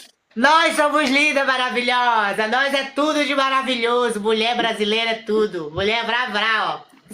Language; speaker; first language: Portuguese; native; Portuguese